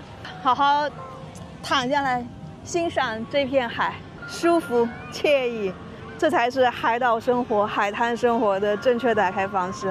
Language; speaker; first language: Chinese; native; Chinese